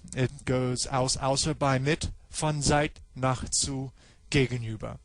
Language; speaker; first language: German; non-native, fluent; English